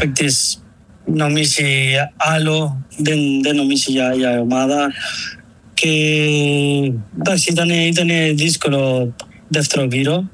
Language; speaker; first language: Greek; non-native, learner; Spanish